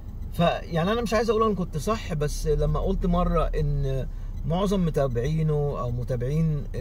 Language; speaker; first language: Arabic; native; Arabic